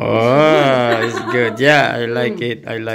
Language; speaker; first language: English; non-native, local second language; Filipino